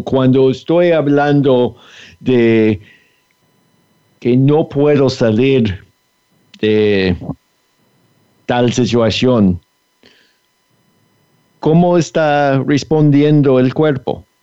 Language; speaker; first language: Spanish; non-native, fluent; English